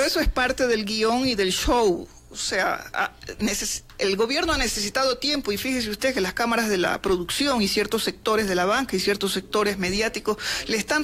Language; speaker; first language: Spanish; native; Spanish